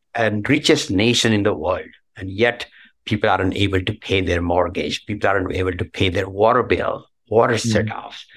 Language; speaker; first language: English; non-native, local second language; Marathi